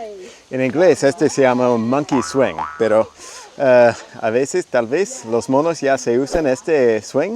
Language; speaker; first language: Spanish; non-native, fluent; English